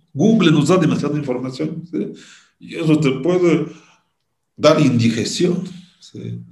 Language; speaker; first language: Spanish; non-native, fluent; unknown